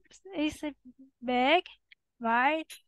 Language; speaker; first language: English; non-native, fluent; Vietnamese